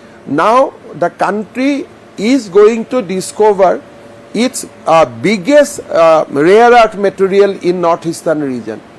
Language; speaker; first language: English; non-native, local second language; Assamese